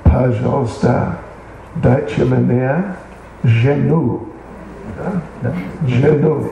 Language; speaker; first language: Russian; non-native, learner; English